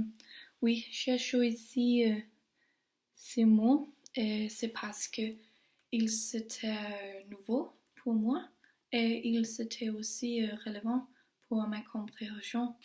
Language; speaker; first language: French; non-native, learner; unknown